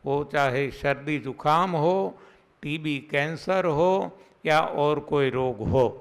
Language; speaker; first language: Hindi; non-native, local second language; Gujarati